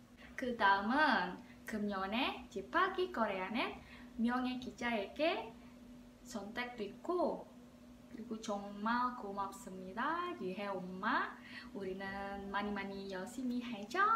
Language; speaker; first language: Korean; non-native, learner; Indonesian